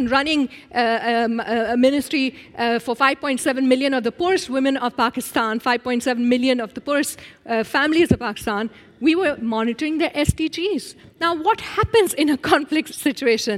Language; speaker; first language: English; non-native, local second language; Urdu